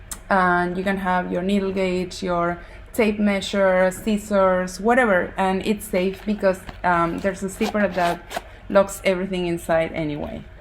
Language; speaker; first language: English; non-native, fluent; Spanish